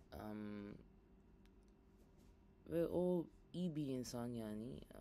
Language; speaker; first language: Turkish; non-native, learner; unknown